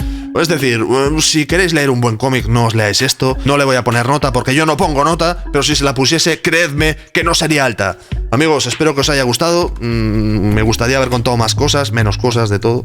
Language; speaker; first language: Spanish; native; Spanish